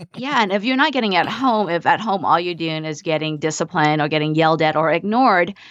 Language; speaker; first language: English; early bilingual, other home language; Vietnamese